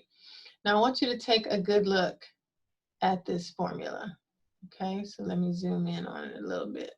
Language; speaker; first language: English; native; English